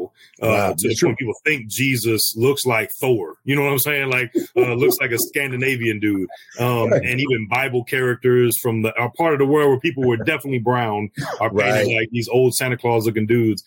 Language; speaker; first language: English; native; English